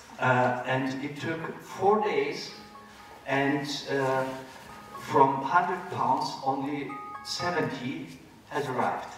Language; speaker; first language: English; non-native, fluent; German